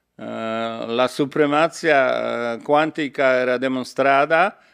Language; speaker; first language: Italian; non-native, learner; Polish